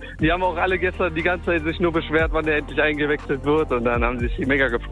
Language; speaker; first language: German; native; German